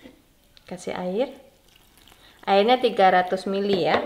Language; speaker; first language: Indonesian; native; Indonesian